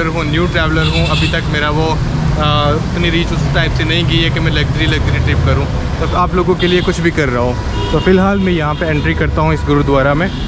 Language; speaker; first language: Hindi; native; Hindi